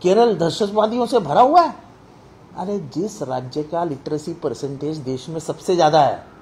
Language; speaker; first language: Hindi; non-native, local second language; Marathi